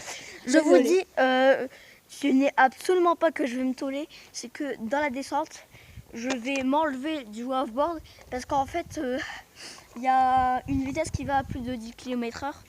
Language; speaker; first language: French; native; French